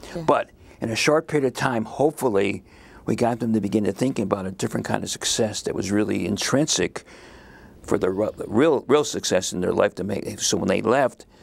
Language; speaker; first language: English; native; English